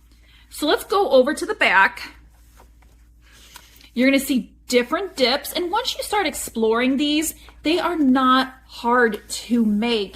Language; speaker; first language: English; native; English